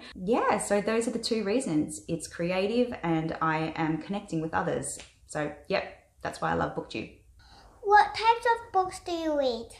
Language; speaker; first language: English; native; English